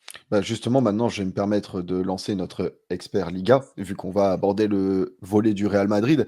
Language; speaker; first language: French; native; French